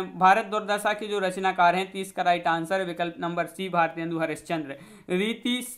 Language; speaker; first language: Hindi; native; Hindi